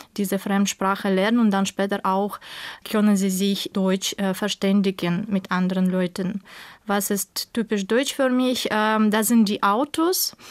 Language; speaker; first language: German; non-native, fluent; Russian